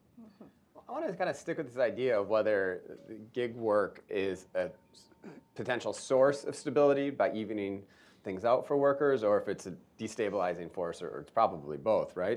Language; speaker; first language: English; native; English